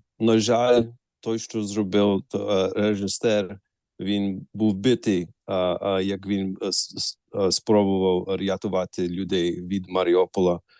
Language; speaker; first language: Ukrainian; early bilingual, heritage; Ukrainian